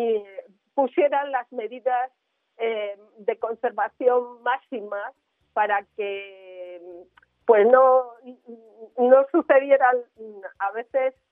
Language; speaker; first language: Spanish; native; Spanish